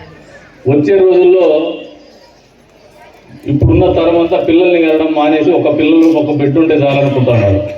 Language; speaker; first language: Telugu; native; Telugu